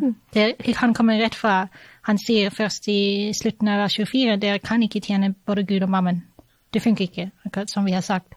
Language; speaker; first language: Norwegian; non-native, fluent; English